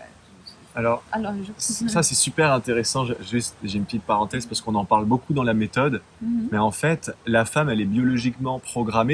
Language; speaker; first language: French; native; French